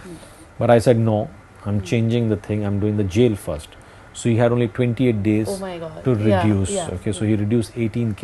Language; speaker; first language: English; non-native, local second language; Hindi